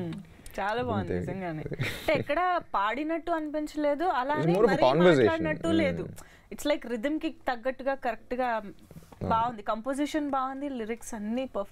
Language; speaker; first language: Telugu; native; Telugu